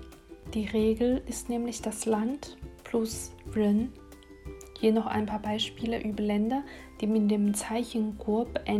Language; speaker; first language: German; non-native, fluent; Chinese